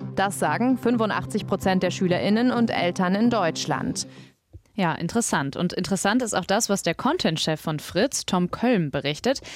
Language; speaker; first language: German; native; German